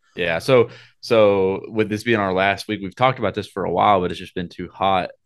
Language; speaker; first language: English; native; English